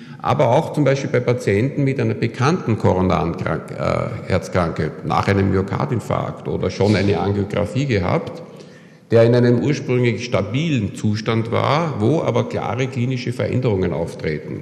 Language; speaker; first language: German; native; German